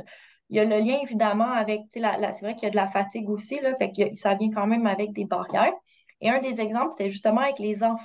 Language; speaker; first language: French; native; French